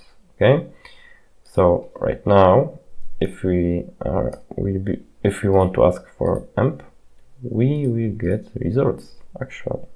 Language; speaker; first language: English; non-native, fluent; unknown